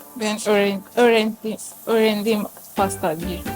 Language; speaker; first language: Turkish; non-native, learner; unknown